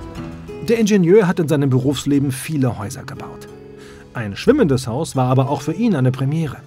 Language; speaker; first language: German; native; German